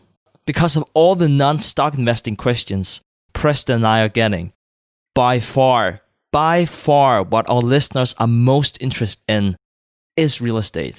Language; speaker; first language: English; non-native, fluent; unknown